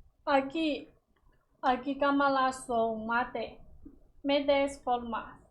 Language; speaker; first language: Spanish; non-native, learner; Chinese